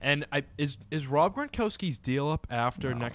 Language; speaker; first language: English; native; English